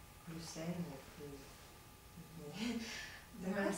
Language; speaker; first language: French; non-native, learner; Latvian